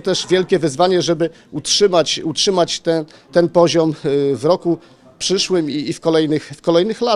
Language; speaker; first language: Polish; native; Polish